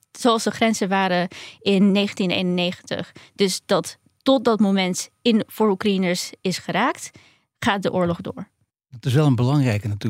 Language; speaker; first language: Dutch; early bilingual, other home language; Ukrainian